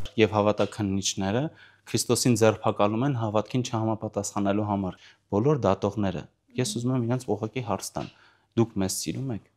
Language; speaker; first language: Armenian; early bilingual, heritage; Armenian